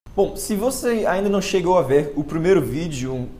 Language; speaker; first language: Portuguese; non-native, fluent; English